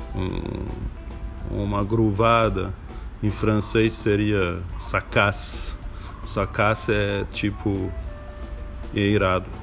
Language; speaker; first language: Portuguese; non-native, fluent; French